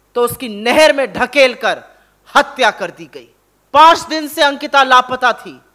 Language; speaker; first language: Hindi; native; Hindi